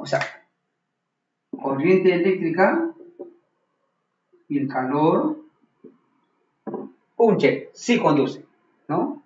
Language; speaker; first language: Spanish; native; Spanish